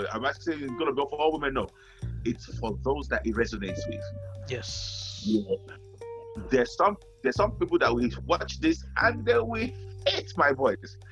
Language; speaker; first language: English; non-native, local second language; Yoruba